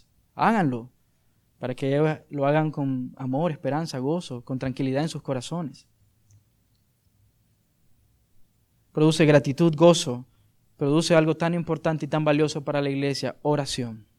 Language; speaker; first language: Spanish; native; Spanish